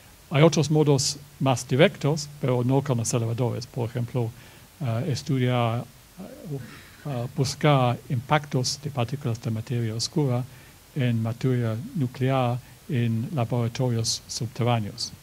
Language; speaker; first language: Spanish; non-native, fluent; English